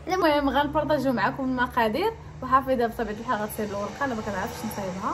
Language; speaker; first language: Arabic; native; Arabic